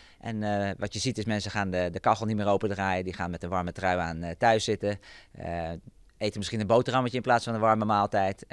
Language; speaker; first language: Dutch; native; Dutch